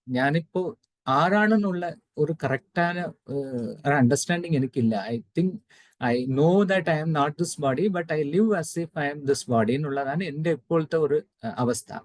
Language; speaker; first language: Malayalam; non-native, local second language; Tamil